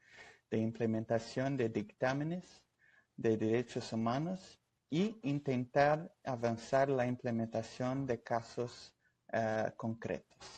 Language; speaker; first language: Spanish; non-native, fluent; Portuguese